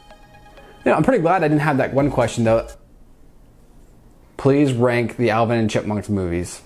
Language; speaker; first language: English; native; English